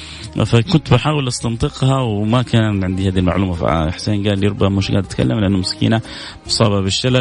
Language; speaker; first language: Arabic; native; Arabic